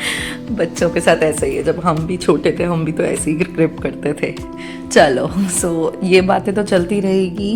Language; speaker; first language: Hindi; native; Hindi